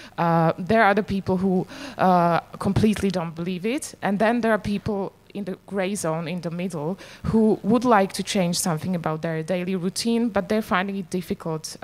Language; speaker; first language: English; non-native, fluent; Slovak